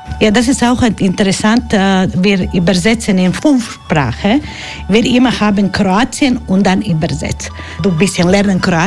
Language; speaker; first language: German; non-native, learner; Croatian